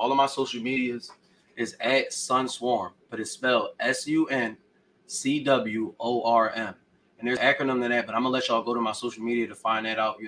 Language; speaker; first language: English; native; English